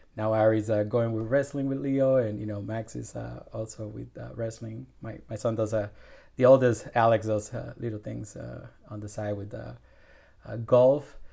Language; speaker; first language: English; non-native, fluent; Spanish